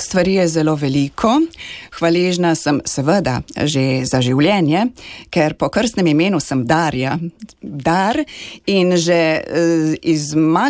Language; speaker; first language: Slovenian; native; Slovenian